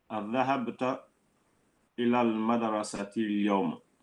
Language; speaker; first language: Arabic; non-native, learner; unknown